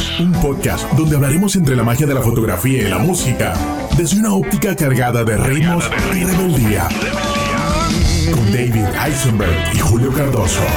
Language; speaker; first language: Spanish; non-native, fluent; English